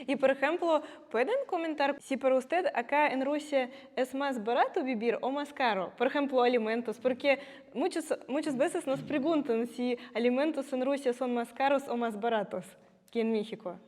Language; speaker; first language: Spanish; non-native, fluent; Russian